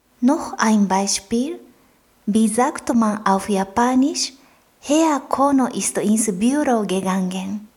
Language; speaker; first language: German; non-native, fluent; Japanese